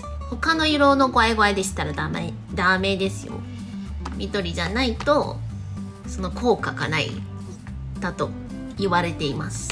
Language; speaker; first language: Japanese; non-native, fluent; Chinese